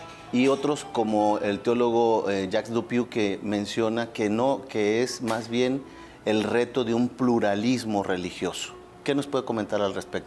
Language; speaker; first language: Spanish; native; Spanish